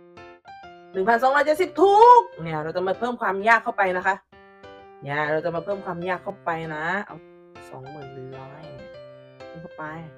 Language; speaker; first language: Thai; native; Thai